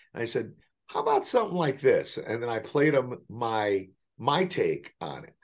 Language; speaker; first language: English; native; English